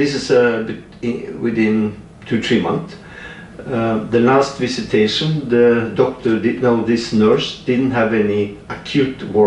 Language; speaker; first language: English; non-native, fluent; Norwegian